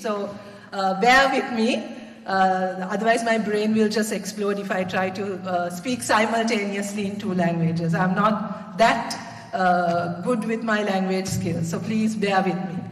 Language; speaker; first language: English; non-native, local second language; Sinhala